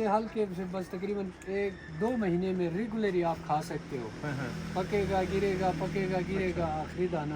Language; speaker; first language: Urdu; non-native, local second language; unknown